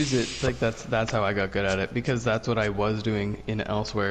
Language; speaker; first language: English; native; English